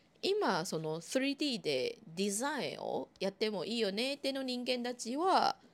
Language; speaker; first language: Japanese; non-native, fluent; Chinese